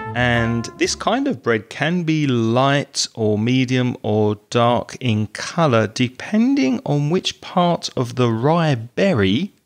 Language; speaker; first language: English; native; English